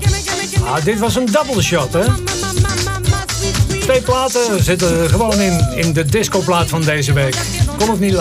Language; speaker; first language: Dutch; native; Dutch